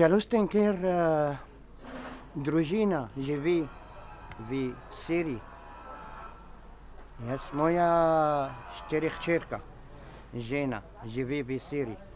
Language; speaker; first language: Slovenian; non-native, learner; Arabic